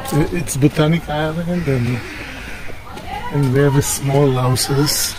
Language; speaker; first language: English; non-native, learner; Hebrew